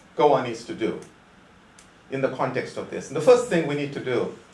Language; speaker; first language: English; non-native, local second language; Konkani